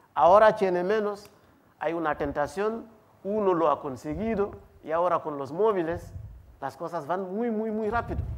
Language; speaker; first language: Spanish; non-native, fluent; Wolof